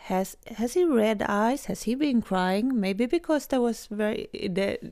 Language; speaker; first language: English; non-native, fluent; Swedish